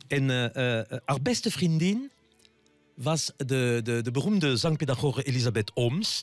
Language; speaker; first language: Dutch; non-native, fluent; French